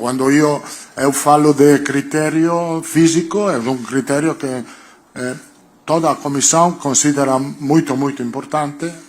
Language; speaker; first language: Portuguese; non-native, learner; Italian